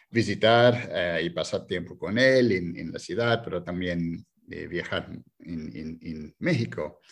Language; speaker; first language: Spanish; non-native, fluent; English